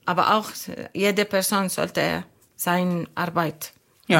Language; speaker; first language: German; non-native, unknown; Arabic